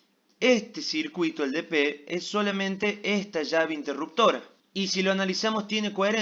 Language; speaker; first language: Spanish; native; Spanish